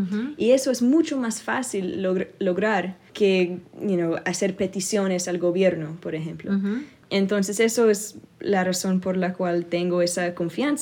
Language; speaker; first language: Spanish; early bilingual, other home language; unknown